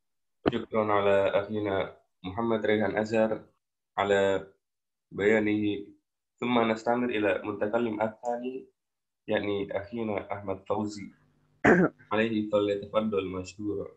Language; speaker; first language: Arabic; non-native, learner; Indonesian